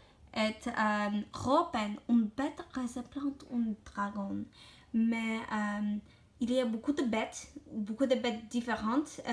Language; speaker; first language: French; non-native, learner; English